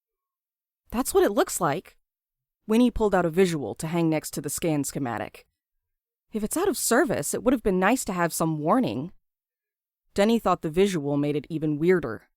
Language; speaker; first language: English; native; English